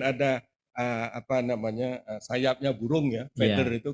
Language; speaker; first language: Indonesian; native; Indonesian